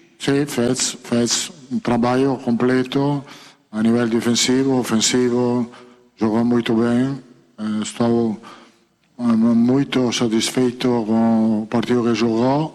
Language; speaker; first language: Portuguese; non-native, fluent; Italian